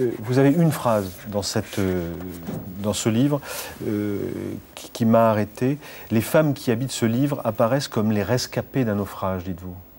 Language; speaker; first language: French; native; French